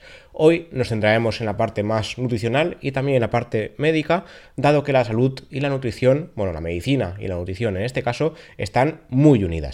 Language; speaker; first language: Spanish; native; Spanish